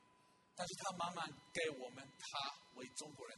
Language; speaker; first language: Chinese; non-native, fluent; English